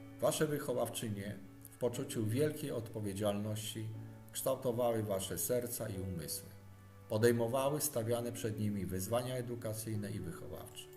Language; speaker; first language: Polish; native; Polish